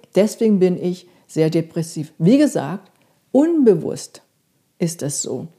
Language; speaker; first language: German; non-native, fluent; Korean